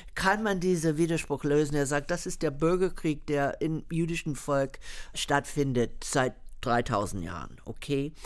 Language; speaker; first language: German; non-native, fluent; English